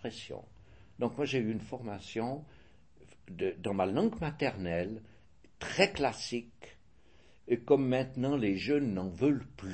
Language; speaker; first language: French; native; French